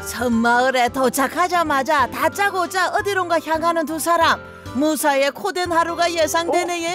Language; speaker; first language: Korean; native; Korean